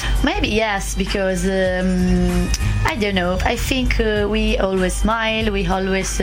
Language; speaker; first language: English; non-native, learner; Italian